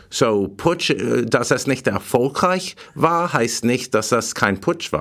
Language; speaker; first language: German; non-native, learner; English